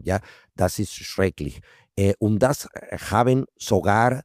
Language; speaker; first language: German; non-native, fluent; Spanish